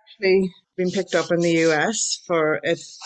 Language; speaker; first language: English; native; English